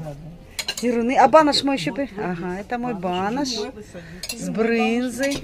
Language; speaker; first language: Russian; native; Russian